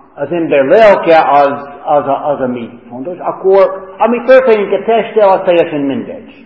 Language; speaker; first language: Hungarian; non-native, fluent; English